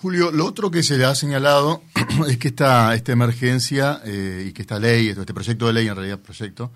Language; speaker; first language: Spanish; native; Spanish